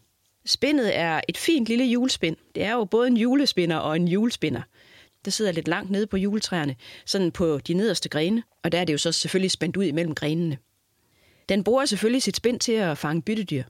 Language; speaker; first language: Danish; native; Danish